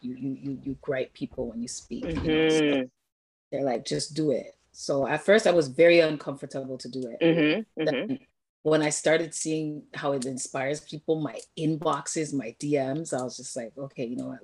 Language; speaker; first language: English; native; English